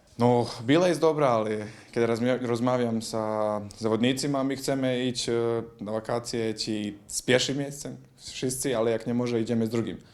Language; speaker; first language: Polish; non-native, learner; Croatian